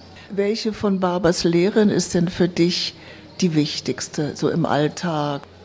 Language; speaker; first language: German; native; German